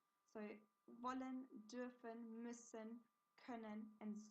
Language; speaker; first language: German; non-native, fluent; English